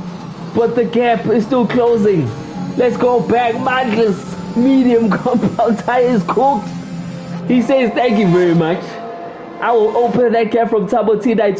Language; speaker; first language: English; non-native, local second language; Zulu